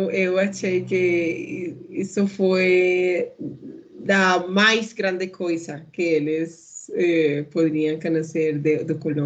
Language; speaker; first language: Portuguese; non-native, learner; Spanish